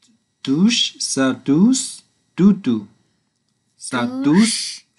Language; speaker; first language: French; non-native, learner; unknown